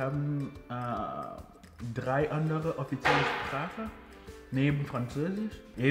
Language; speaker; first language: German; non-native, fluent; Ewe